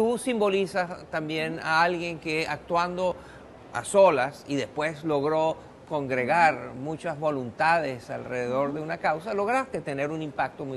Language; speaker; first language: Spanish; native; Spanish